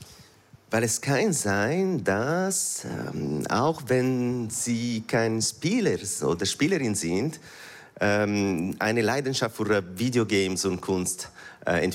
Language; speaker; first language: German; non-native, fluent; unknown